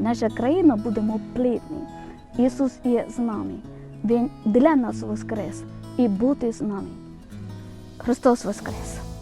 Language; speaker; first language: Ukrainian; non-native, fluent; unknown